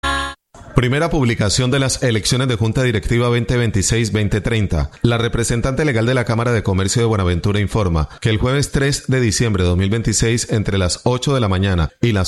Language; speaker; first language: Spanish; native; Spanish